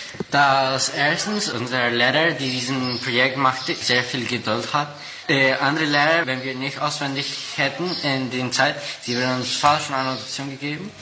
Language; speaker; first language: German; non-native, local second language; Spanish